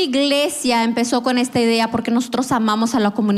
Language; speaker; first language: Spanish; non-native, learner; English